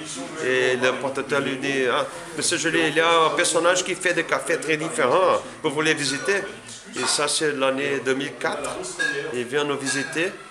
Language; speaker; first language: French; non-native, learner; Portuguese